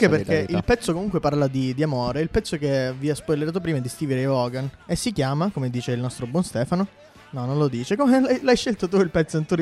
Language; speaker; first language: Italian; native; Italian